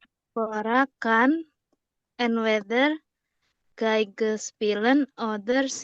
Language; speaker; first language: German; non-native, learner; Indonesian